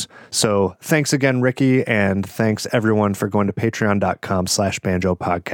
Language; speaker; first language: English; native; English